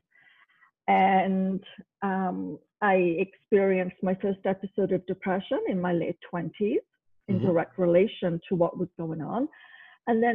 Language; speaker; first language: English; native; English